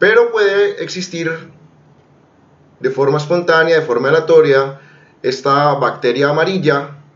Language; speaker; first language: Spanish; native; Spanish